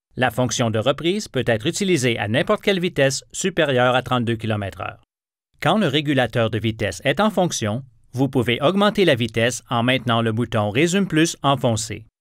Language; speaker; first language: French; native; French